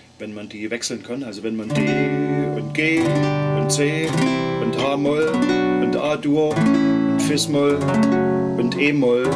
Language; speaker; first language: German; native; German